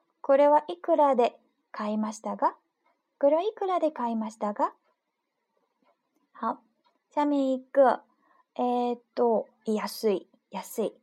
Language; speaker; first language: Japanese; non-native, fluent; Chinese